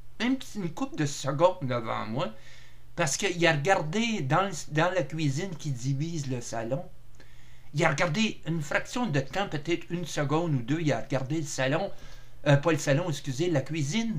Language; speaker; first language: French; native; French